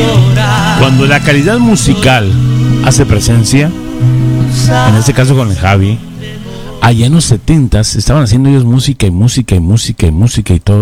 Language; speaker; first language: Spanish; native; Spanish